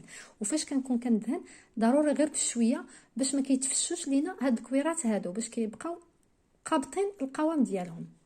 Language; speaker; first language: Arabic; native; Arabic